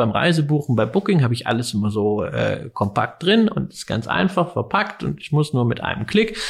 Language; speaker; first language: German; native; German